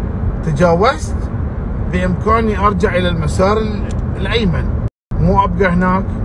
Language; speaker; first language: Arabic; native; Arabic